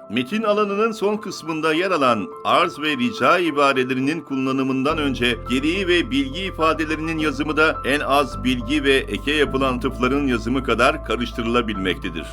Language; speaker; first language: Turkish; native; Turkish